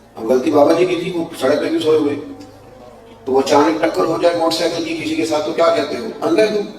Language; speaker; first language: Urdu; non-native, local second language; Punjabi